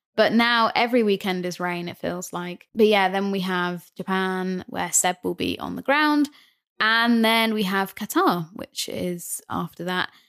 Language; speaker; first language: English; native; English